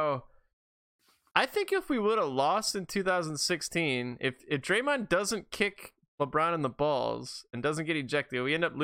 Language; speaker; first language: English; native; English